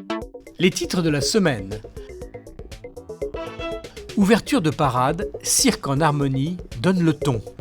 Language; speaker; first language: French; native; French